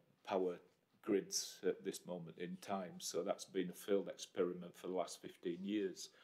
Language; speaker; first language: English; native; English